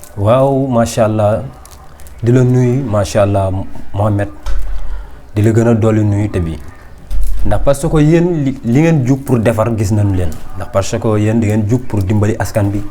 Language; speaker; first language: Wolof; native; Wolof